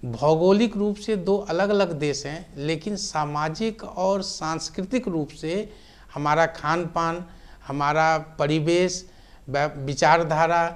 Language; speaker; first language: Hindi; native; Hindi